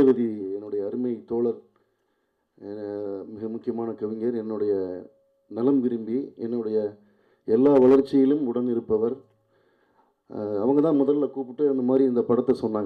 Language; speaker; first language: Tamil; native; Tamil